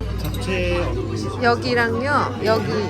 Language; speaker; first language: Korean; early bilingual, heritage; French